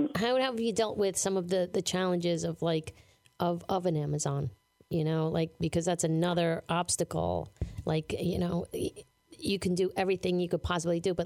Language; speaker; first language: English; native; English